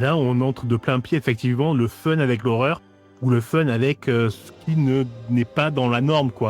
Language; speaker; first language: French; native; French